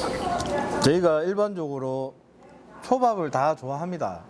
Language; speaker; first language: Korean; native; Korean